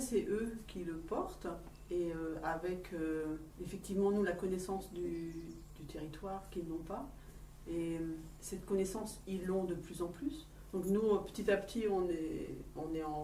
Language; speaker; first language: French; native; French